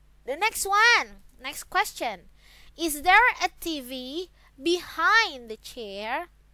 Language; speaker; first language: English; non-native, fluent; Indonesian